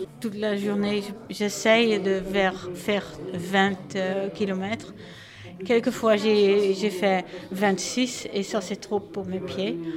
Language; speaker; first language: French; non-native, learner; Dutch